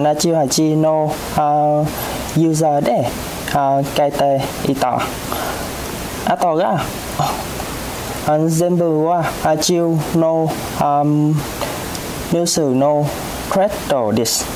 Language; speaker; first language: Japanese; non-native, learner; Vietnamese